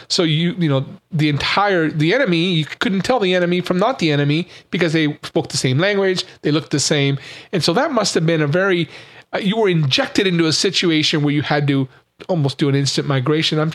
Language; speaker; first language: English; native; English